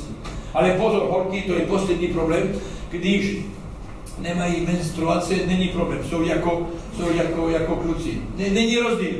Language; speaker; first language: Czech; non-native, learner; French